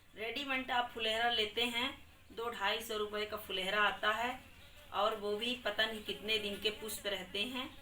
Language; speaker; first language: Hindi; native; Hindi